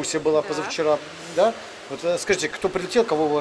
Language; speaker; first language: Russian; native; Russian